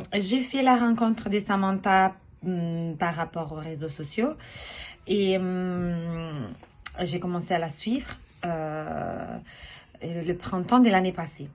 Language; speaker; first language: French; non-native, fluent; Italian